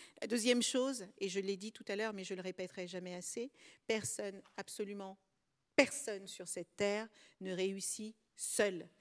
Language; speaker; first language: French; early bilingual, other home language; Kabuverdianu